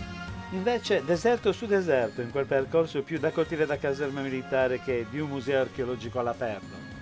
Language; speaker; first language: Italian; native; Italian